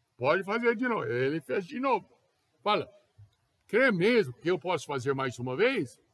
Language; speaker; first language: Portuguese; non-native, fluent; English